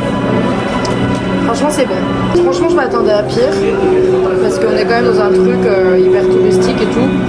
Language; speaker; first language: French; native; French